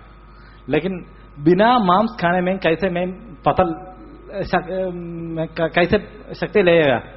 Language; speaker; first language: Hindi; non-native, local second language; Malayalam